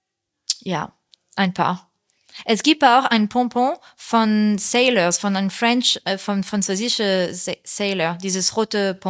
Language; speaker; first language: German; non-native, fluent; French